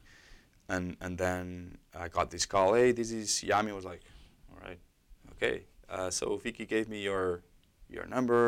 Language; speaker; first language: English; non-native, fluent; Portuguese